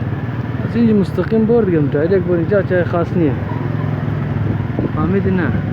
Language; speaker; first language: Persian; native; Persian